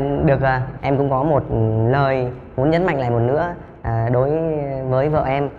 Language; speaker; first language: Vietnamese; native; Vietnamese